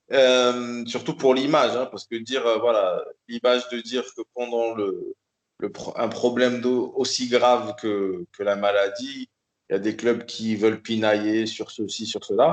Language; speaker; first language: French; native; French